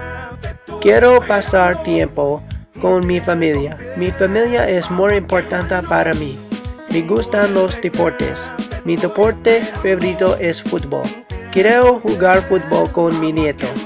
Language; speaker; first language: Spanish; non-native, learner; English